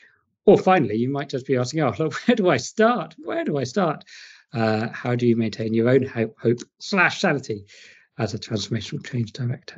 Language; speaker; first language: English; native; English